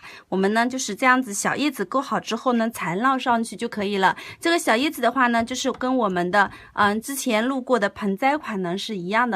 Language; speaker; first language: Chinese; native; Chinese